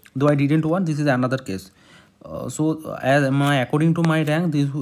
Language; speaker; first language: English; non-native, local second language; Bangla